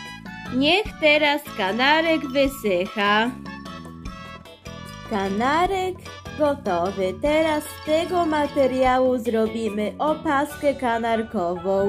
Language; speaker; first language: Polish; early bilingual, heritage; Polish